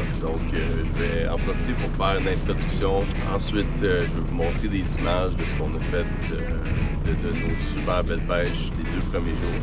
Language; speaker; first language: French; native; French